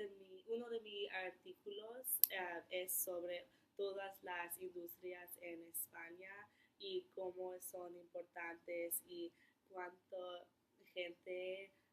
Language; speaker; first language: Spanish; non-native, learner; English